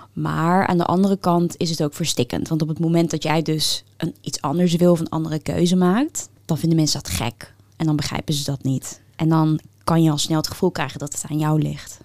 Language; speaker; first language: Dutch; early bilingual, other home language; Turkish